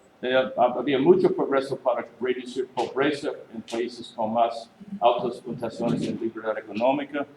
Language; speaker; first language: Spanish; non-native, learner; English